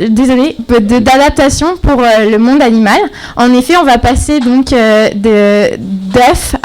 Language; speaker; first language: French; native; French